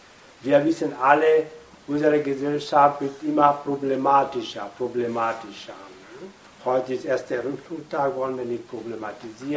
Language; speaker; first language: German; non-native, fluent; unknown